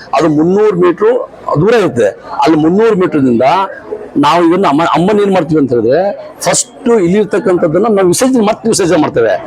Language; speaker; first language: Kannada; native; Kannada